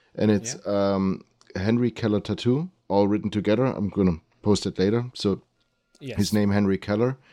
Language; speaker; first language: English; early bilingual, other home language; German